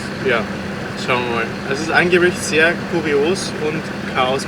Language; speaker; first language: German; native; German